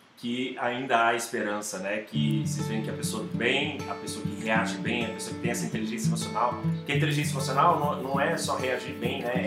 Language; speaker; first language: Portuguese; native; Portuguese